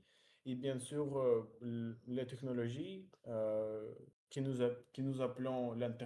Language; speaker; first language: French; non-native, learner; Russian